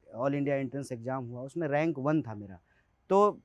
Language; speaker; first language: Hindi; native; Hindi